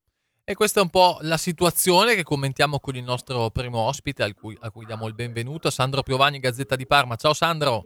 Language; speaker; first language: Italian; native; Italian